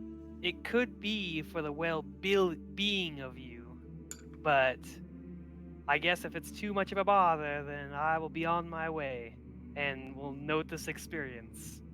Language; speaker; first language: English; native; English